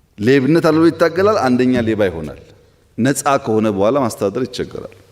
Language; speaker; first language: Amharic; non-native, local second language; Oromo